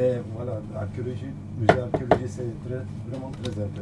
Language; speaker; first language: French; non-native, learner; Turkish